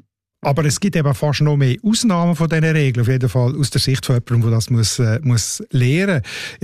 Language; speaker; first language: German; native; German